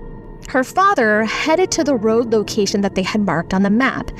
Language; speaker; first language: English; native; English